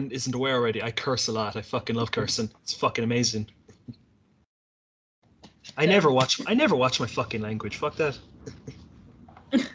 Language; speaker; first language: English; native; English